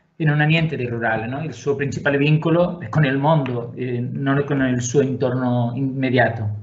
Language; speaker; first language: Italian; non-native, fluent; Catalan